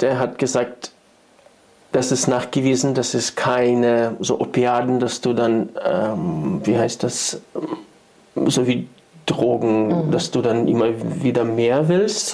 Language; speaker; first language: German; non-native, fluent; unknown